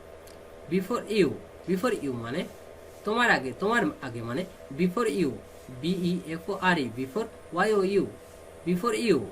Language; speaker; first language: English; non-native, fluent; Bangla